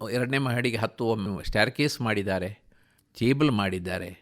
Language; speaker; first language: Kannada; native; Kannada